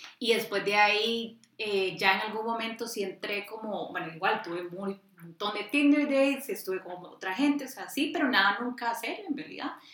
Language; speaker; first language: Spanish; native; Spanish